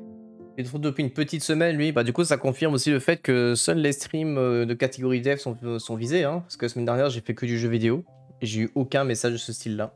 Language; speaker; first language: French; native; French